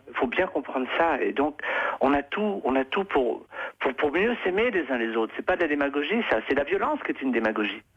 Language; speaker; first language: French; native; French